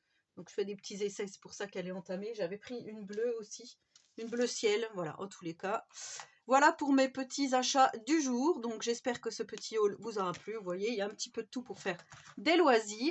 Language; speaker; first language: French; native; French